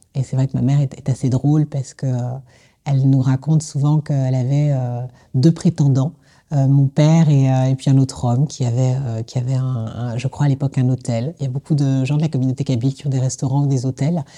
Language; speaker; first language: French; native; French